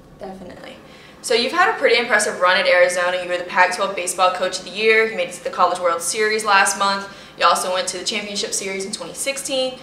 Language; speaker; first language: English; native; English